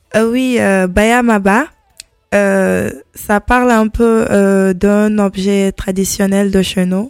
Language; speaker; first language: French; non-native, local second language; Mandingo